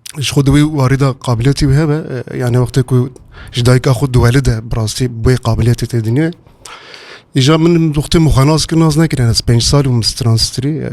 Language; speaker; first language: Kurdish; native; Kurdish